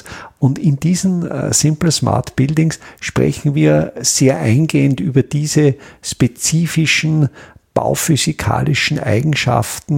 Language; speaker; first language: German; native; German